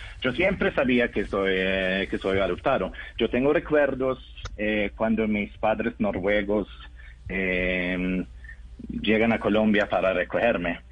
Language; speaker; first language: Spanish; non-native, learner; Norwegian